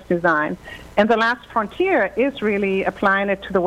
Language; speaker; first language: English; non-native, fluent; German